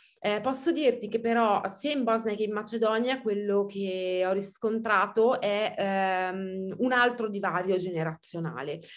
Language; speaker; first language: Italian; native; Italian